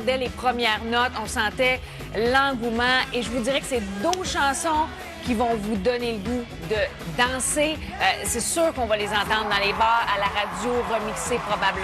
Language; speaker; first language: French; native; French